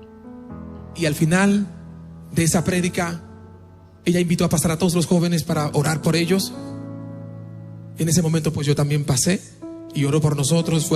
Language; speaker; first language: Spanish; non-native, fluent; Haitian Creole